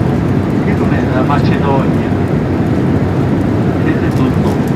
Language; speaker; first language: Italian; non-native, fluent; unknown